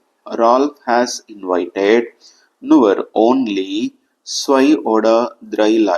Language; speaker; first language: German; non-native, fluent; Telugu